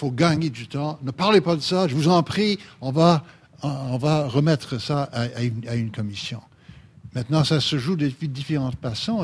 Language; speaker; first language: French; native; French